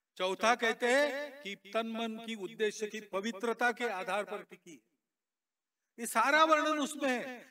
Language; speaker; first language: Hindi; non-native, local second language; Marathi